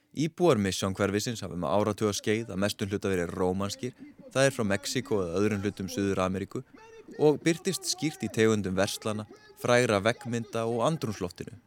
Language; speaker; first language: Icelandic; native; Icelandic